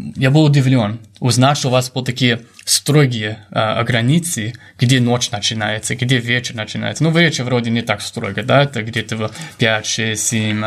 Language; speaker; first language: Russian; non-native, fluent; English